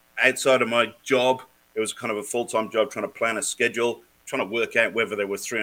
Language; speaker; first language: English; native; English